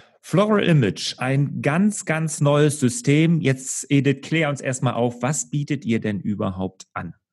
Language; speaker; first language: German; native; German